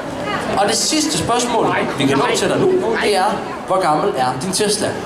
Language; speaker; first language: Danish; native; Danish